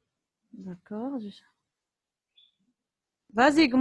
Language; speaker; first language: French; non-native, local second language; Arabic